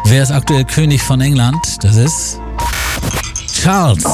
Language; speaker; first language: German; native; German